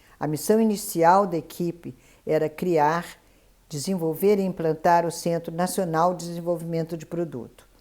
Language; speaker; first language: Portuguese; native; Portuguese